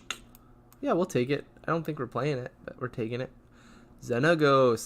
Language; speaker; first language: English; native; English